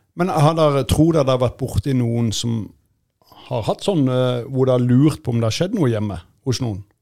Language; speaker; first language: Norwegian; native; Norwegian